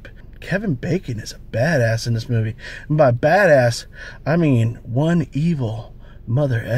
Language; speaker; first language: English; native; English